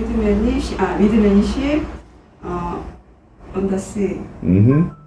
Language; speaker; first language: English; non-native, learner; Korean